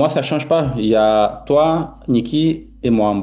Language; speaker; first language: French; non-native, fluent; Portuguese